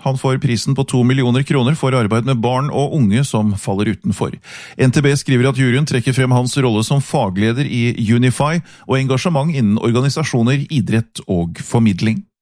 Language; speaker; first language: Norwegian; native; Norwegian